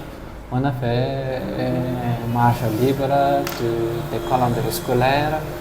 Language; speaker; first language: French; non-native, local second language; Malagasy